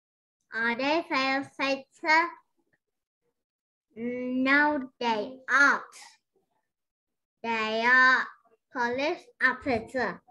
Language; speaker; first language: English; non-native, learner; Vietnamese